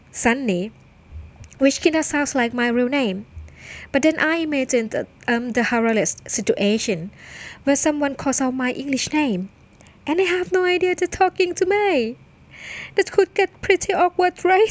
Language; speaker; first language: English; non-native, fluent; Thai